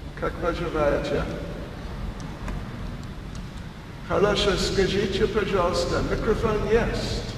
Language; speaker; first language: Russian; non-native, learner; English